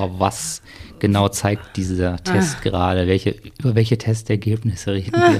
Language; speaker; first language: German; native; German